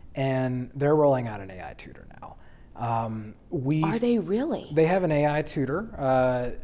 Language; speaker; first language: English; native; English